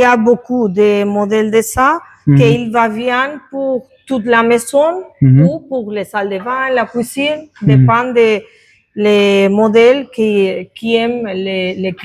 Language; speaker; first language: French; non-native, learner; Spanish